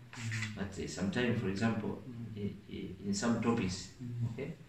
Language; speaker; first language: English; non-native, local second language; Swahili